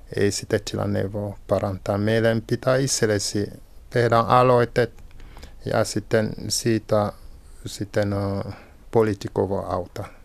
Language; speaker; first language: Finnish; non-native, fluent; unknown